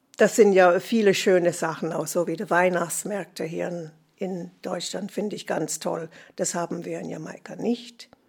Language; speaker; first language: German; non-native, fluent; English